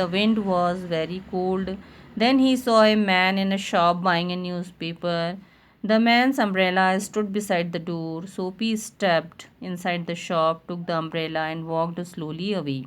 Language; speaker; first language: English; non-native, local second language; Hindi